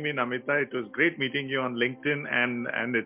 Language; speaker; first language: English; non-native, local second language; Telugu